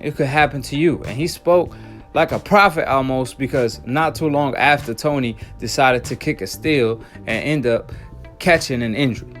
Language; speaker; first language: English; native; English